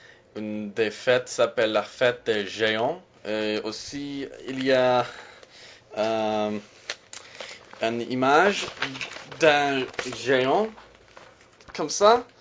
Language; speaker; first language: French; non-native, learner; English